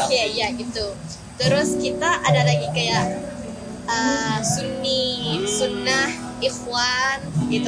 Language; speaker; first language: Indonesian; non-native, learner; Thai